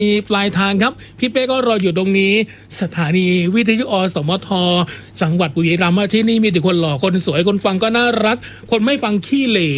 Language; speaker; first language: Thai; non-native, local second language; Northeastern Thai